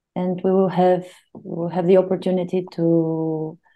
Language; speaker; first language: English; non-native, fluent; Bulgarian